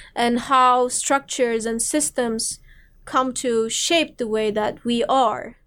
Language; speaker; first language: English; non-native, fluent; Turkish